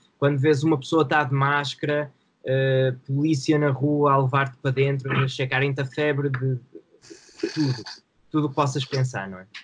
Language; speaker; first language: Portuguese; native; Portuguese